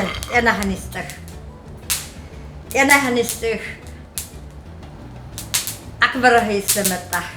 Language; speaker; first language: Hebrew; non-native, fluent; Amharic